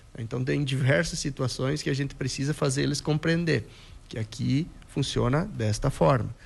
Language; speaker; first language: Portuguese; native; Portuguese